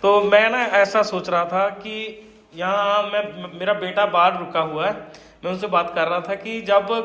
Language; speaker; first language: Hindi; non-native, local second language; Punjabi